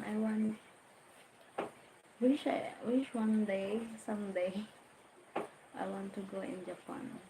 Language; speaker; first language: English; non-native, learner; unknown